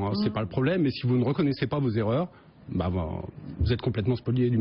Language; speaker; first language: French; native; French